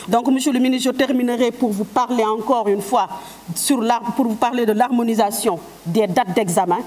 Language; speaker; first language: French; non-native, local second language; Wolof